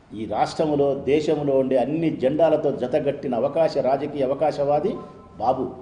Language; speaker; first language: Telugu; native; Telugu